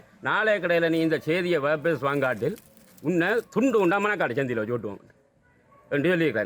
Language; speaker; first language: Tamil; native; Tamil